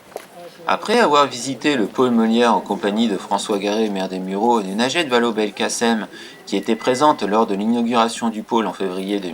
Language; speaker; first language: French; native; French